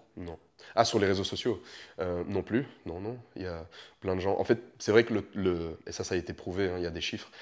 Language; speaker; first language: French; early bilingual, other home language; Romanian